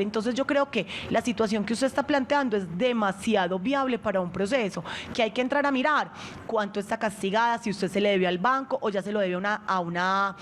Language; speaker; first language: Spanish; native; Spanish